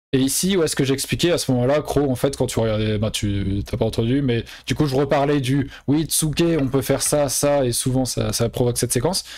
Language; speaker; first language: French; native; French